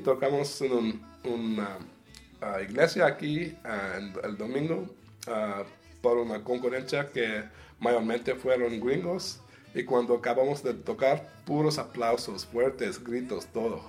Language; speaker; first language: Spanish; early bilingual, heritage; Spanish